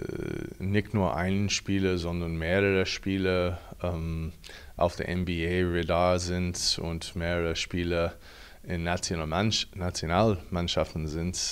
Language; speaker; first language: German; non-native, fluent; English